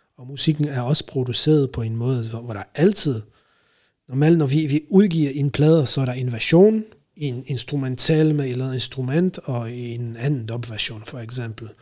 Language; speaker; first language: Danish; non-native, fluent; Polish